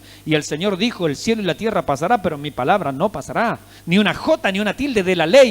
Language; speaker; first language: Spanish; native; Spanish